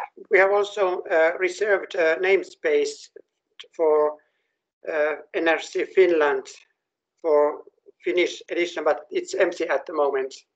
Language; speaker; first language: English; non-native, fluent; Finnish